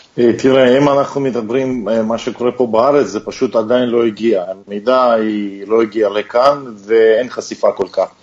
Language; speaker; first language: Hebrew; non-native, fluent; Russian